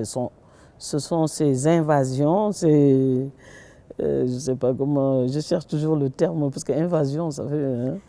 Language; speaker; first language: French; non-native, local second language; Wolof